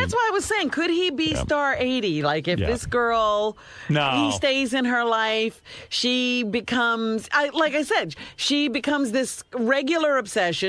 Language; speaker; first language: English; native; English